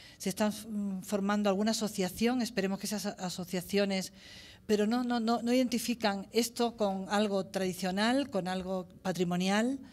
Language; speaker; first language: Spanish; native; Spanish